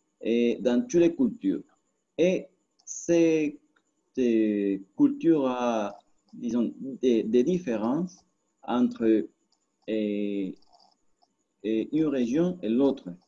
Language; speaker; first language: French; non-native, learner; Spanish